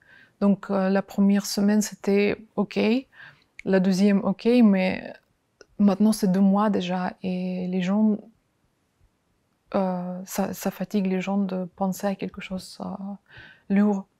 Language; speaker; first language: French; non-native, fluent; Ukrainian